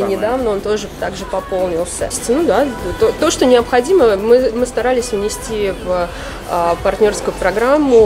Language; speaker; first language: Russian; native; Russian